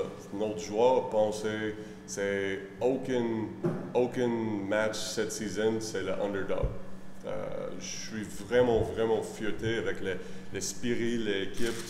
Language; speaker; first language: French; non-native, learner; English